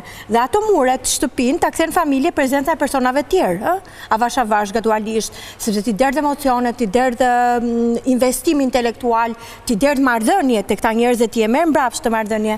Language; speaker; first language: Albanian; native; Albanian